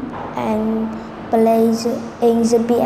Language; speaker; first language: English; non-native, learner; Vietnamese